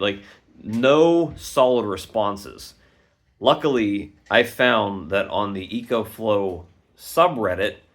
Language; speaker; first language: English; native; English